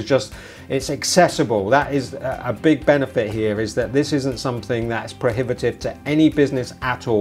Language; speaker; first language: English; native; English